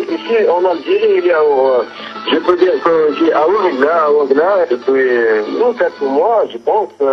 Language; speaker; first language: French; non-native, local second language; Arabic